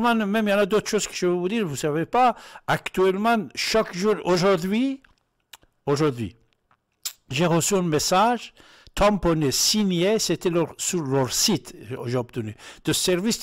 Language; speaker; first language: French; non-native, fluent; Persian